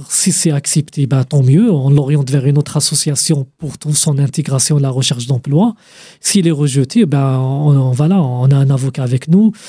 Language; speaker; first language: French; non-native, fluent; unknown